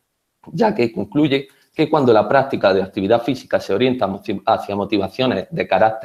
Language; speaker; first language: Spanish; native; Spanish